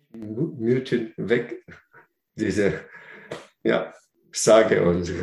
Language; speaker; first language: German; non-native, learner; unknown